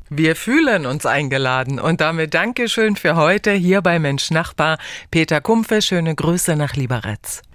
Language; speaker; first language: German; native; German